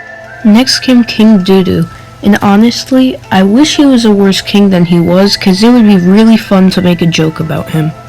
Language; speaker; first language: English; native; English